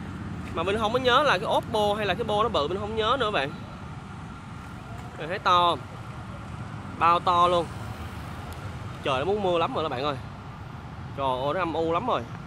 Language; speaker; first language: Vietnamese; native; Vietnamese